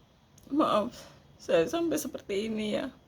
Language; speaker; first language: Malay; non-native, local second language; Javanese